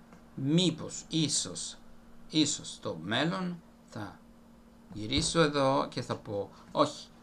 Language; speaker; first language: Greek; non-native, fluent; Italian